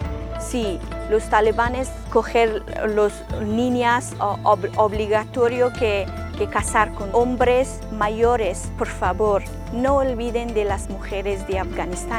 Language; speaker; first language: Spanish; non-native, learner; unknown